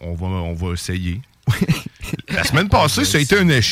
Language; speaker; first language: French; native; French